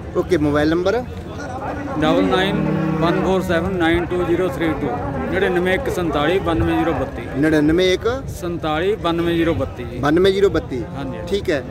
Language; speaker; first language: Hindi; non-native, local second language; Punjabi